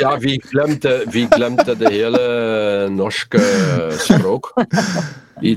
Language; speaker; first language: Norwegian; non-native, learner; Polish